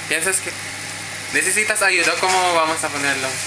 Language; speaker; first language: Spanish; non-native, learner; Filipino